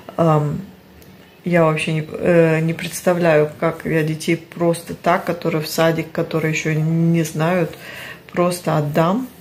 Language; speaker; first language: Russian; early bilingual, heritage; Russian